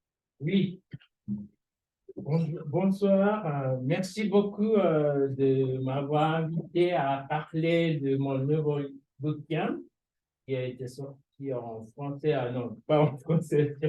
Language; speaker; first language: French; non-native, fluent; Japanese